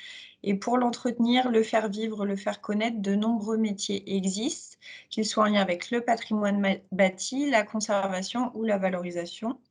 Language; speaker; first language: French; native; French